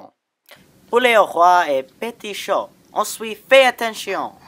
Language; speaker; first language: French; non-native, learner; English